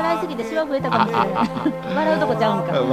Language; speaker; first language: Japanese; native; Japanese